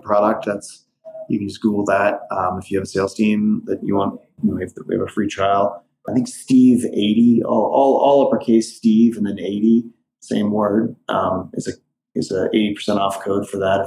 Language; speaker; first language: English; native; English